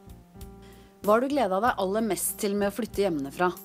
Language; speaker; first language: Norwegian; native; Norwegian